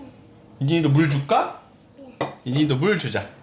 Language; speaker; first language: Korean; native; Korean